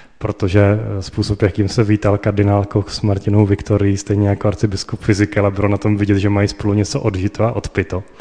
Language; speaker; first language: Czech; native; Czech